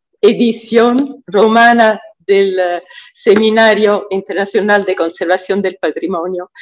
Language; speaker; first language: Spanish; non-native, fluent; Italian